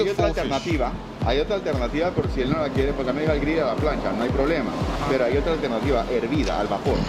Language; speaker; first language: Spanish; native; Spanish